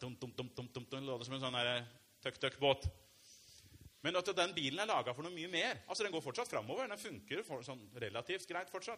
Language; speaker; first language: Norwegian; native; Norwegian